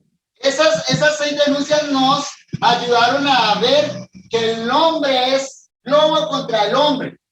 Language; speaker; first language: Spanish; native; Spanish